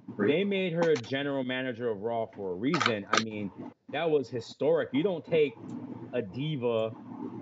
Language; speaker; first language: English; native; English